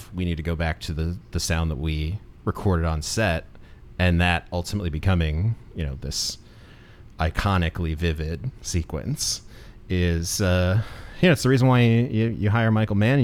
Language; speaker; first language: English; native; English